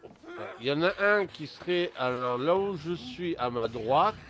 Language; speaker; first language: French; native; French